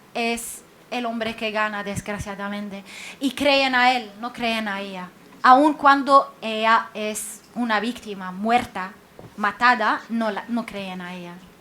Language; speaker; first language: Spanish; non-native, fluent; Arabic